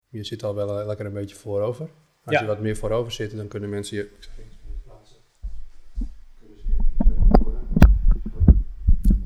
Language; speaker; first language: Dutch; native; Dutch